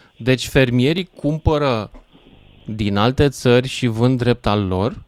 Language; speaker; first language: Romanian; native; Romanian